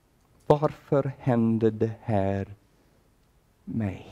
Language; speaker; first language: Swedish; non-native, fluent; English